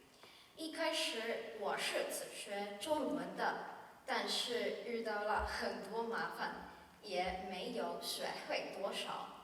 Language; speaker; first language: Chinese; non-native, learner; Slovenian